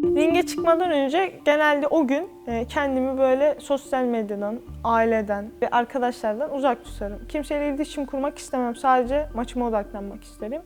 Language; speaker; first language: Turkish; native; Turkish